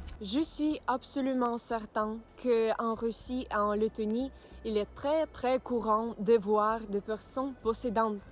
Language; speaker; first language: French; non-native, learner; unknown